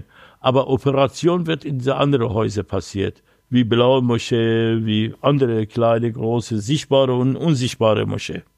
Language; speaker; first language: German; non-native, learner; Persian